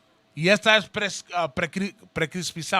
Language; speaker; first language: Portuguese; non-native, learner; Spanish